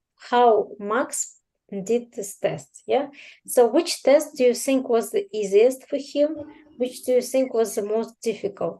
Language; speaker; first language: English; non-native, fluent; Russian